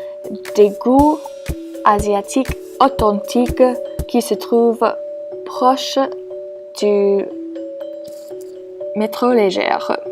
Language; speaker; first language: French; non-native, learner; English